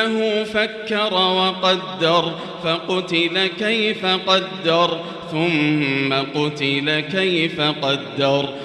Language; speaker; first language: Arabic; native; Arabic